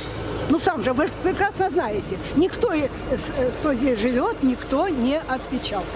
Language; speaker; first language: Russian; native; Russian